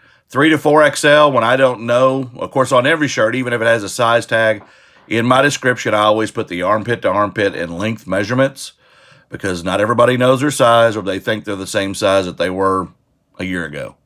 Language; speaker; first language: English; native; English